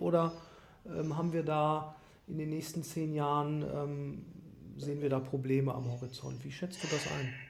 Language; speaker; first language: German; native; German